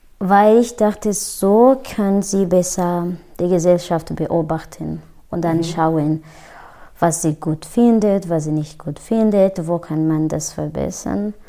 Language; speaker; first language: German; non-native, fluent; Kinyarwanda